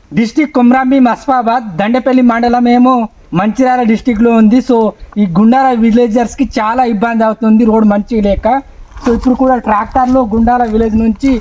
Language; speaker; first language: Telugu; native; Telugu